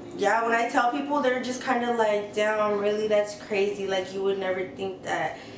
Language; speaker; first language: English; native; English